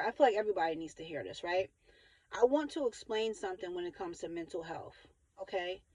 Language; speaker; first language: English; native; English